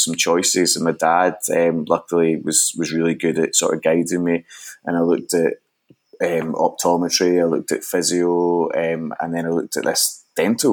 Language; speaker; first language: English; native; English